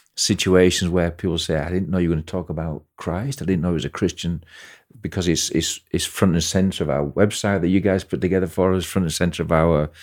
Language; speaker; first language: English; native; English